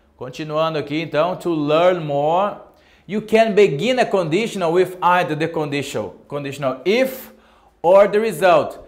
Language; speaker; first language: English; non-native, fluent; Portuguese